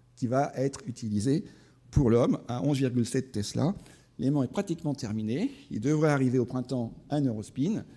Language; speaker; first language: French; native; French